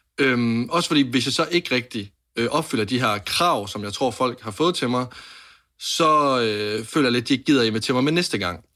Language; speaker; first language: Danish; native; Danish